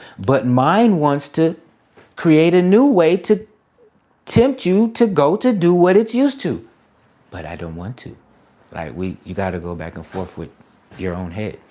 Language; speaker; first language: English; native; English